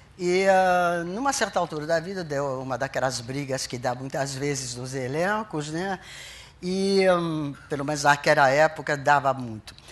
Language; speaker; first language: Portuguese; non-native, fluent; French